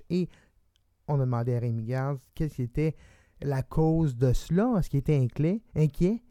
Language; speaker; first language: French; native; French